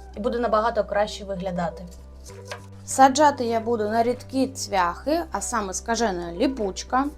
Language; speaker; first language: Ukrainian; native; Ukrainian